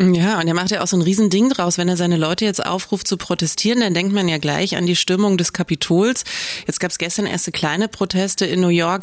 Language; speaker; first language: German; native; German